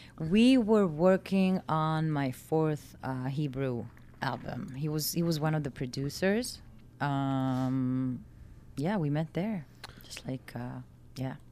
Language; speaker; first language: English; non-native, fluent; Hebrew